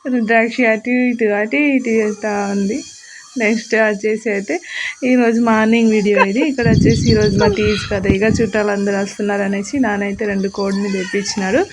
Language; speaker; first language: Telugu; non-native, local second language; Lambadi